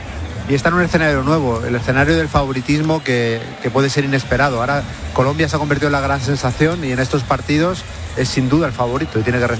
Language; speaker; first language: Spanish; native; Spanish